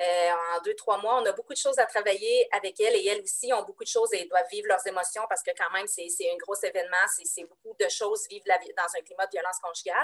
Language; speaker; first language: French; native; French